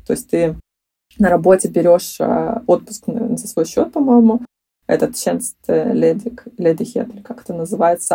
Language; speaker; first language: Russian; native; Russian